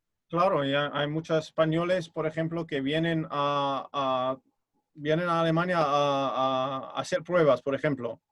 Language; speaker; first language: Spanish; non-native, fluent; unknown